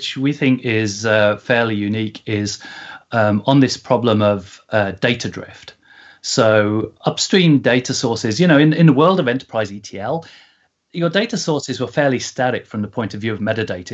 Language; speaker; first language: English; native; English